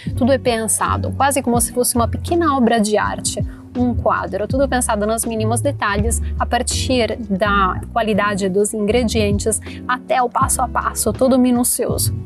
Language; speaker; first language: Portuguese; non-native, fluent; Italian